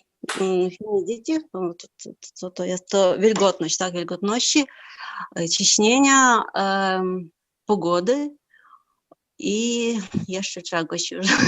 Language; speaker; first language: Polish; non-native, fluent; Ukrainian